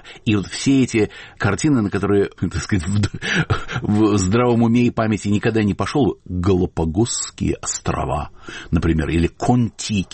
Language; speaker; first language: Russian; native; Russian